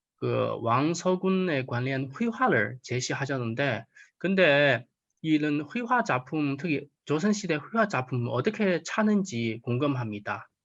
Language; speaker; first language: Korean; non-native, fluent; Chinese